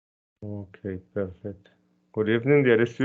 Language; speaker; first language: English; non-native, fluent; Spanish